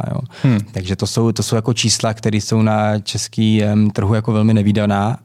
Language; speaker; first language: Czech; native; Czech